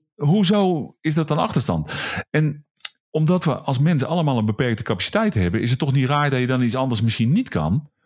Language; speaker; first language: Dutch; native; Dutch